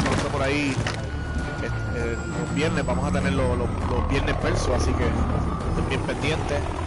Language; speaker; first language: Spanish; early bilingual, heritage; Spanish